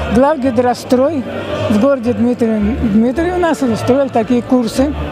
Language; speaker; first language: Russian; native; Russian